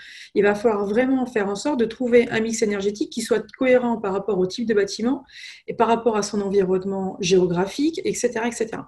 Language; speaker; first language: French; native; French